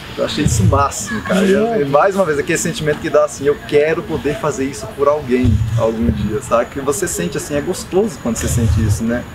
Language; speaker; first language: Portuguese; native; Portuguese